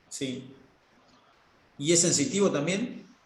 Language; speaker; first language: Spanish; native; Spanish